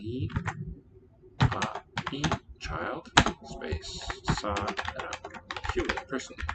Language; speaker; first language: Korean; non-native, learner; English